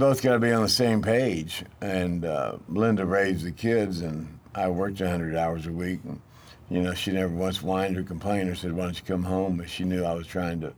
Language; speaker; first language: English; native; English